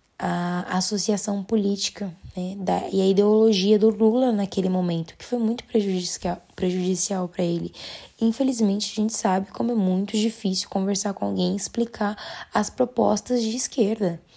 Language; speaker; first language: Portuguese; native; Portuguese